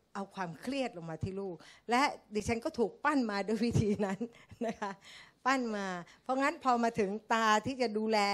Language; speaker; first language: Thai; native; Thai